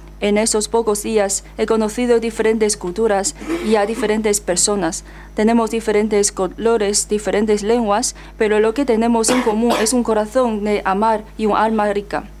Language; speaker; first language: Spanish; non-native, fluent; Chinese